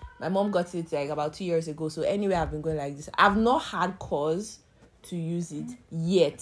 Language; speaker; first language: English; non-native, local second language; Yoruba